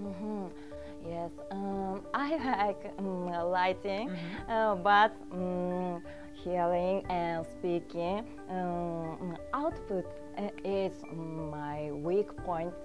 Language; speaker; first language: English; non-native, learner; Japanese